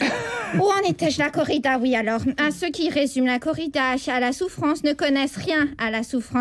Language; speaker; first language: French; native; French